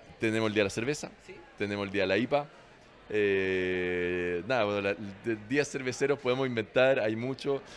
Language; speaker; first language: Spanish; non-native, fluent; French